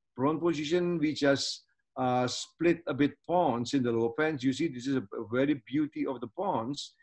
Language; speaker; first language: English; non-native, fluent; Indonesian